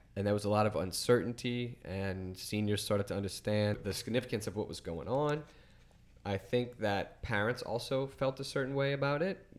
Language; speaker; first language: English; native; English